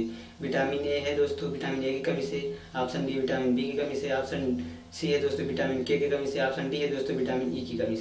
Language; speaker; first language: Hindi; native; Hindi